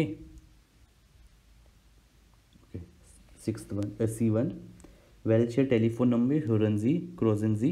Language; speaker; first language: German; non-native, learner; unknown